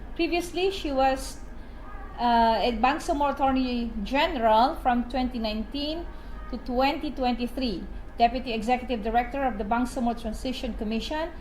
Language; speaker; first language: English; non-native, local second language; Maguindanaon